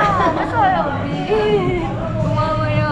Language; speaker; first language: Korean; non-native, learner; Vietnamese